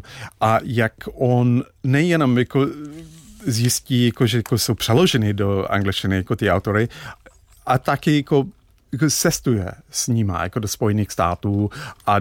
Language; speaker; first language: Czech; non-native, fluent; English